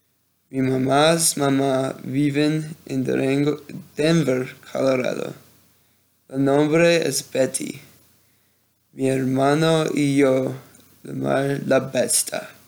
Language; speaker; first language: Spanish; non-native, learner; English